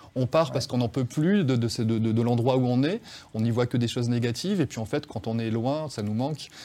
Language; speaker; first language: French; native; French